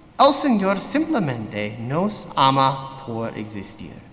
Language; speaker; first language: Spanish; non-native, learner; English